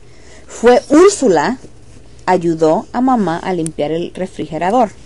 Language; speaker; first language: Spanish; non-native, fluent; English